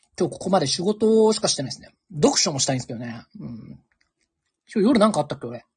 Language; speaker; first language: Japanese; native; Japanese